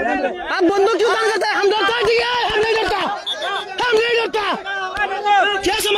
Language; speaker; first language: Hindi; non-native, learner; Bangla